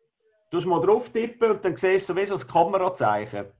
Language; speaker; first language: German; native; German